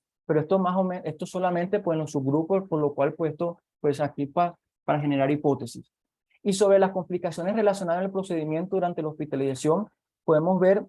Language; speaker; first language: Spanish; native; Spanish